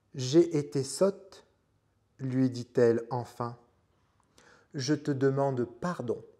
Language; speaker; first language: French; native; French